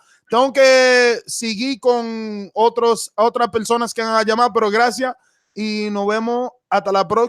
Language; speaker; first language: Spanish; non-native, fluent; English